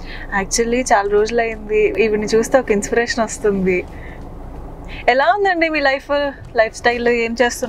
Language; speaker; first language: Telugu; native; Telugu